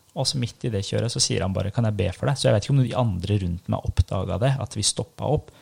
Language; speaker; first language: Norwegian; early bilingual, other home language; Persian